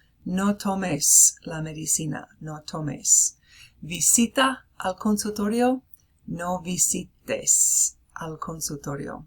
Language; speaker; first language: Spanish; non-native, fluent; English